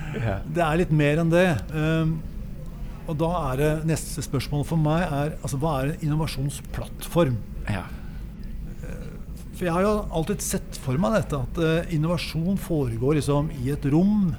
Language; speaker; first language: Norwegian; native; Norwegian